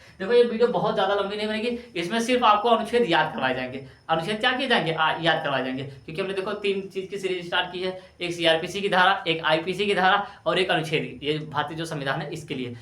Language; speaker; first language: Hindi; native; Hindi